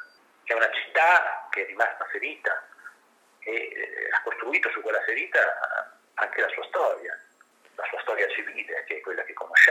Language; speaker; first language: Italian; native; Italian